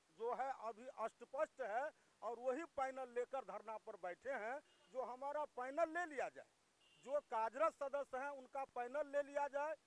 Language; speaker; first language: Hindi; native; Hindi